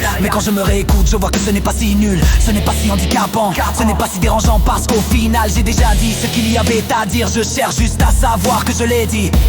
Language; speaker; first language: French; native; French